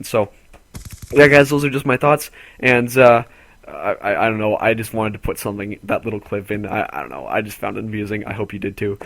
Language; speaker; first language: English; native; English